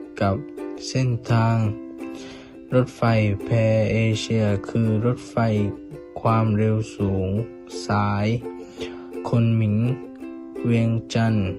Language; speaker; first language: Thai; native; Thai